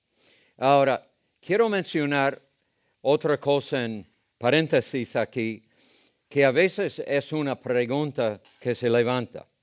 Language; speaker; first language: Spanish; non-native, fluent; English